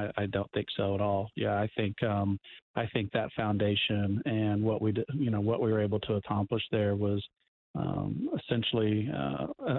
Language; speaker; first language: English; native; English